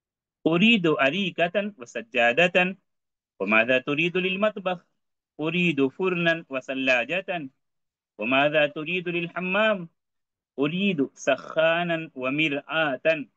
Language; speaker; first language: Arabic; non-native, fluent; Urdu